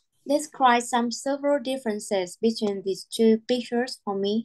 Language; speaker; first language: English; non-native, fluent; Vietnamese